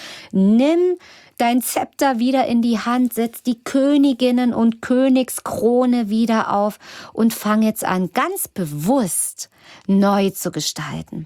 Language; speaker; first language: German; native; German